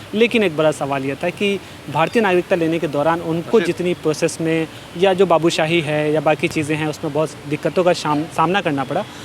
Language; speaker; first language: Hindi; native; Hindi